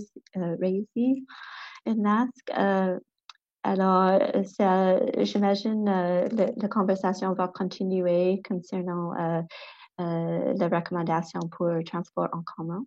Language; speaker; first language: French; non-native, local second language; English